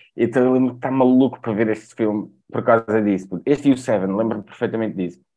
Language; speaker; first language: Portuguese; native; Portuguese